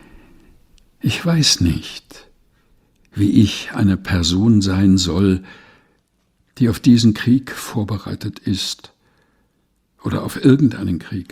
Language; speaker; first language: German; non-native, fluent; Portuguese